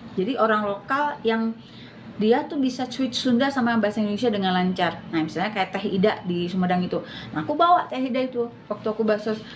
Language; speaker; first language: Indonesian; native; Indonesian